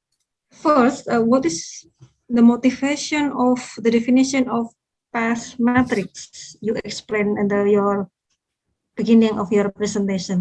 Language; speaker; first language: English; non-native, fluent; Indonesian